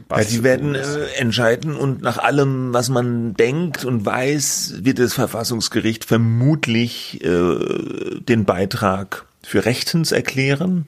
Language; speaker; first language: German; native; German